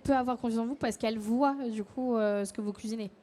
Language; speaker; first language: French; native; French